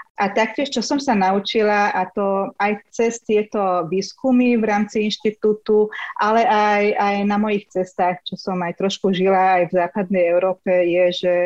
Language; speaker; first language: Slovak; non-native, local second language; Hungarian